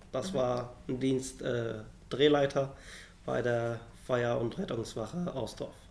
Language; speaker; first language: German; non-native, fluent; Arabic